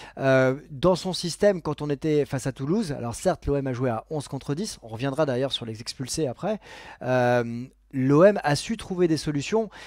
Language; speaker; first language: French; native; French